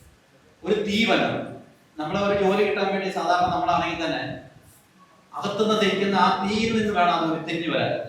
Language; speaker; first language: Malayalam; native; Malayalam